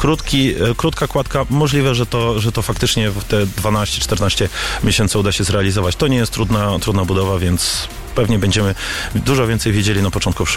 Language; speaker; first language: Polish; native; Polish